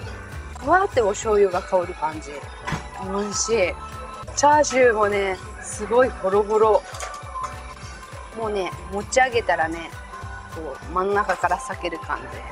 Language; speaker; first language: Japanese; native; Japanese